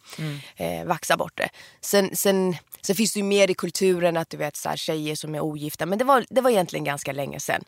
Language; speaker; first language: Swedish; early bilingual, other home language; Persian